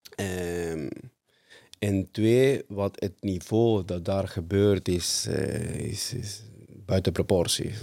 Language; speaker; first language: Dutch; non-native, fluent; Spanish